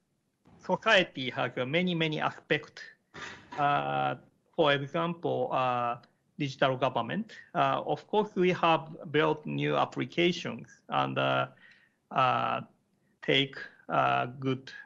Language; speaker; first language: English; non-native, learner; Japanese